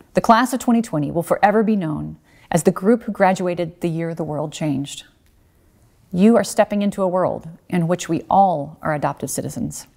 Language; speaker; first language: English; native; English